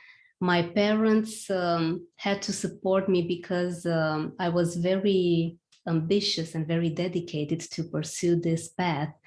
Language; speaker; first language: English; non-native, fluent; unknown